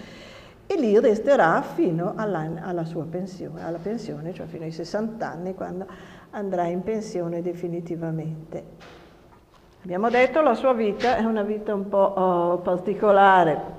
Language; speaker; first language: Italian; native; Italian